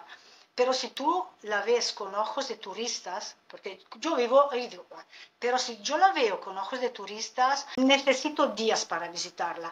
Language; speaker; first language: Spanish; non-native, fluent; Italian